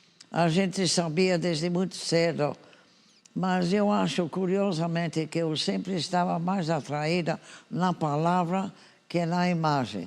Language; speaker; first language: Portuguese; non-native, fluent; English